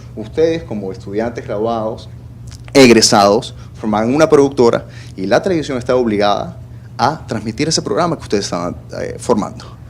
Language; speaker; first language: Spanish; native; Spanish